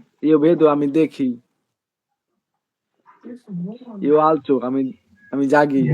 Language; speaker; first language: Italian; non-native, learner; Bangla